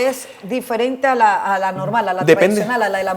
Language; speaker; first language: Spanish; native; Spanish